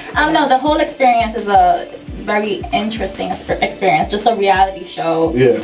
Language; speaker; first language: English; native; English